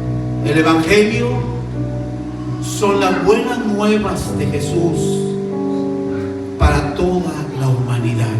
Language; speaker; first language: Spanish; native; Spanish